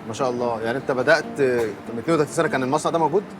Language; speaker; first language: Arabic; native; Arabic